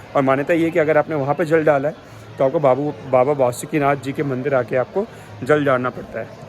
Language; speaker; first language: Hindi; native; Hindi